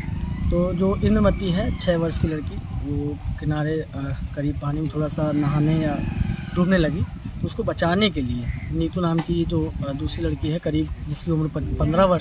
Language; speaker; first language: Hindi; native; Hindi